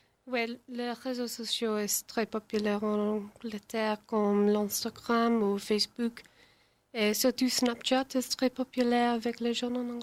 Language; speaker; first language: French; non-native, learner; English